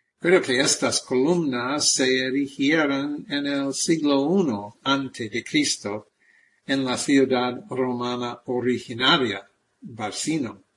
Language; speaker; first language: Spanish; non-native, fluent; English